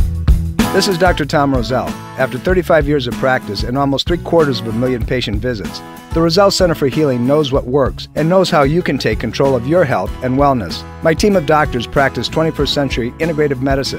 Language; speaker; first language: English; native; English